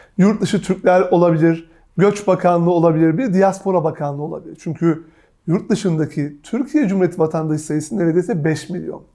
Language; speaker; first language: Turkish; native; Turkish